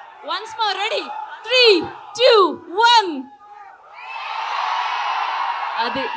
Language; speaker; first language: Telugu; native; Telugu